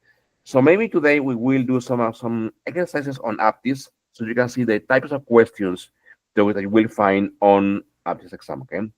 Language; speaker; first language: English; non-native, fluent; Spanish